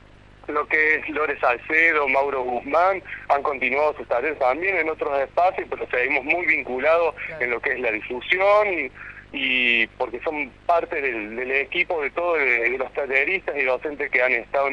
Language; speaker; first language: Spanish; native; Spanish